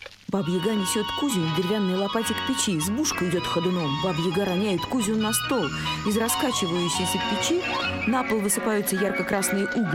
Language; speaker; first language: Russian; native; Russian